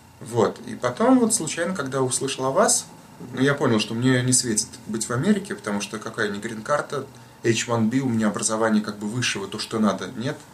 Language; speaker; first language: Russian; native; Russian